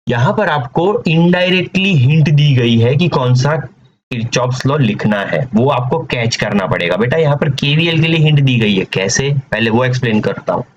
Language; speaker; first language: Hindi; non-native, local second language; Gujarati